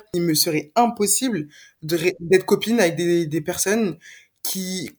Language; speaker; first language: French; native; French